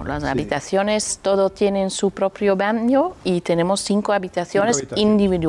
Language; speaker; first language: Spanish; non-native, learner; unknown